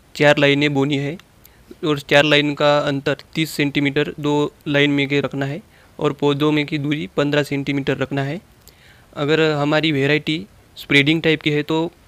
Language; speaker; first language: Hindi; non-native, local second language; Marathi